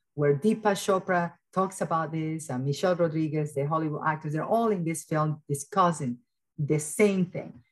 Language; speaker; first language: English; early bilingual, other home language; Spanish